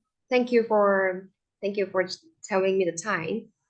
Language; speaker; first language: English; non-native, fluent; Vietnamese